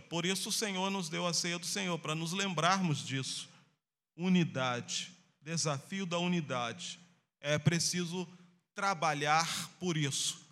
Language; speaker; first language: Portuguese; native; Portuguese